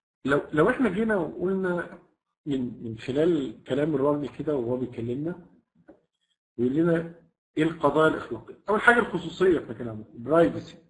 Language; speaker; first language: Arabic; native; Arabic